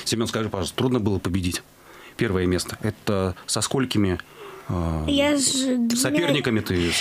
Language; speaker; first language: Russian; native; Russian